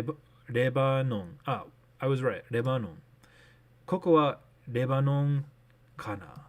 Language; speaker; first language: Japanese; non-native, learner; English